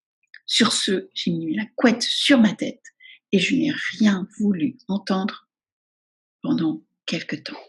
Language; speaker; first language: French; native; French